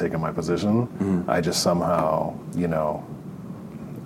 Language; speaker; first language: English; native; English